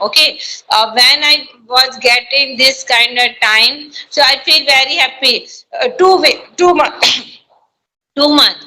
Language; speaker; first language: English; non-native, learner; Hindi